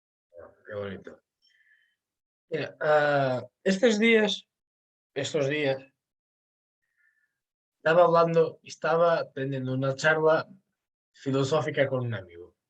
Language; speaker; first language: Spanish; non-native, fluent; Portuguese